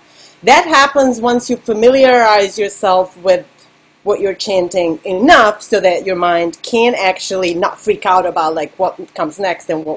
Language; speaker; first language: English; non-native, fluent; Serbian